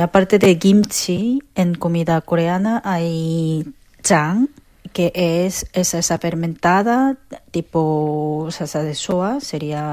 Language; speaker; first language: Spanish; non-native, fluent; Korean